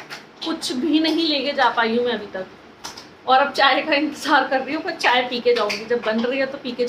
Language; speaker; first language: Hindi; native; Hindi